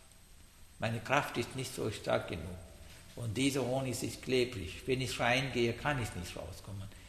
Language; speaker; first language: German; non-native, learner; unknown